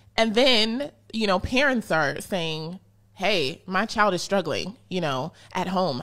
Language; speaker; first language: English; native; English